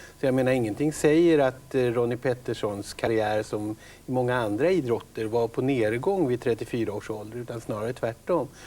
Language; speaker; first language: Swedish; native; Swedish